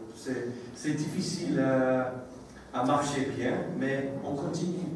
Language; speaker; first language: French; non-native, learner; English